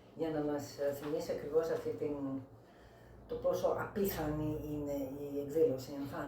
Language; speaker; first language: Greek; native; Greek